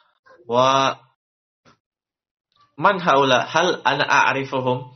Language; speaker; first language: Arabic; non-native, fluent; Indonesian